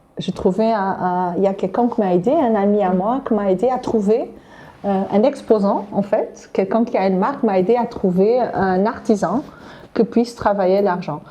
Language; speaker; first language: French; non-native, fluent; Portuguese